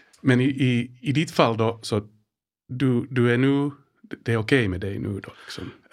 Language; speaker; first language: Swedish; native; Swedish